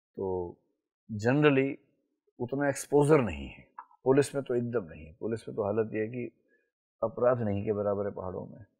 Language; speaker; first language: Hindi; native; Hindi